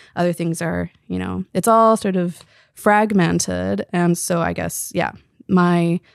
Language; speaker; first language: English; native; English